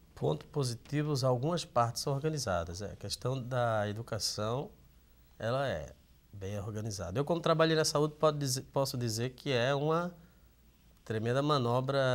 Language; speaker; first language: Portuguese; native; Portuguese